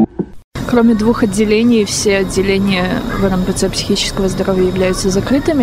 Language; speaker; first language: Russian; native; Russian